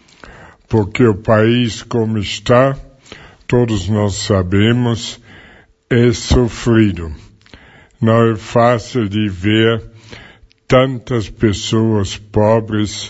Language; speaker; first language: Portuguese; non-native, fluent; German